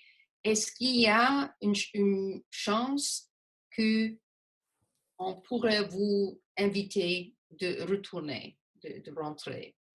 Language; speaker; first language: French; non-native, local second language; English